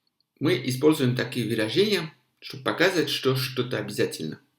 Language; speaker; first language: Russian; non-native, fluent; French